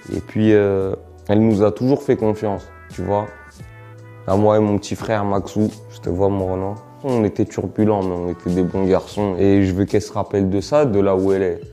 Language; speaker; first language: French; native; French